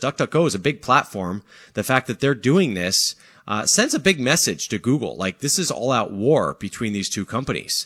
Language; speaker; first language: English; native; English